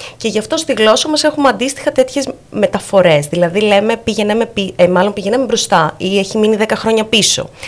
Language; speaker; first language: Greek; native; Greek